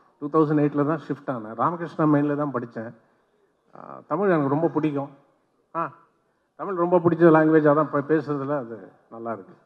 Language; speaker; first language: Tamil; non-native, local second language; Telugu